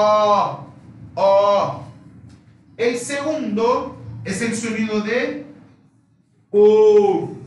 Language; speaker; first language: Spanish; non-native, fluent; Portuguese